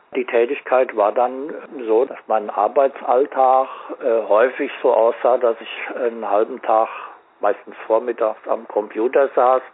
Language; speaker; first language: German; native; German